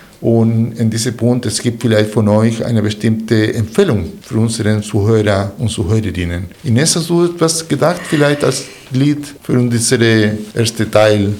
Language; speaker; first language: German; non-native, fluent; Spanish